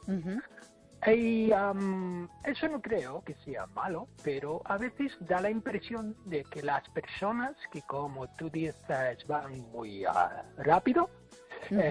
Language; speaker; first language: Spanish; non-native, fluent; English